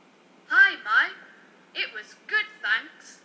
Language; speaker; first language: English; non-native, learner; Vietnamese